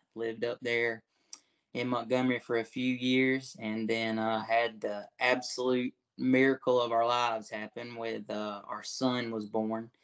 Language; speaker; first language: English; native; English